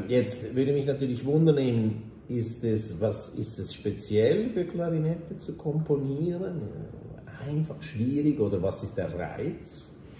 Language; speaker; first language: German; native; German